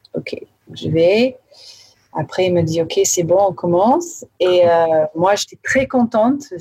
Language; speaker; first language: French; early bilingual, heritage; French